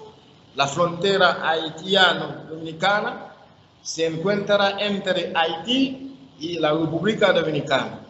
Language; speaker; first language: Spanish; non-native, learner; Haitian Creole